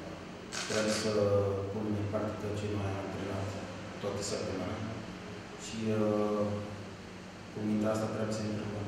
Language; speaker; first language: Romanian; non-native, learner; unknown